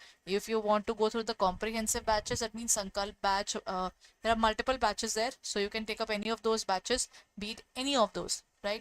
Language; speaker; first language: English; non-native, local second language; Hindi